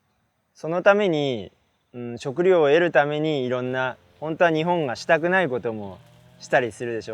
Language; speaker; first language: Japanese; native; Japanese